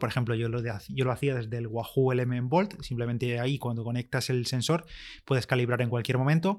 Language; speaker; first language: Spanish; native; Spanish